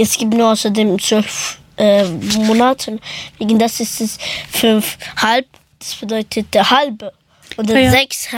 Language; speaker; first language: German; early bilingual, other home language; Persian